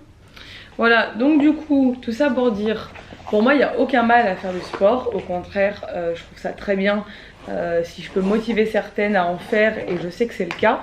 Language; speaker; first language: French; native; French